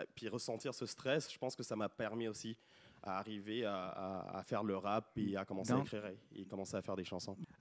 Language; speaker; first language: French; non-native, local second language; Lingala